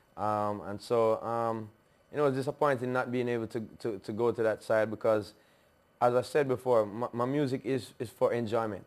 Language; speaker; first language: English; native; English